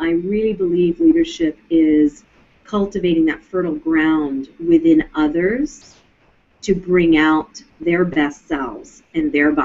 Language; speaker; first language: English; native; English